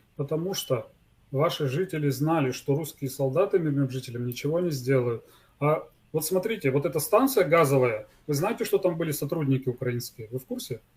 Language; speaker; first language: Russian; native; Russian